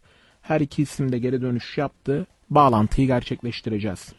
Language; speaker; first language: Turkish; native; Turkish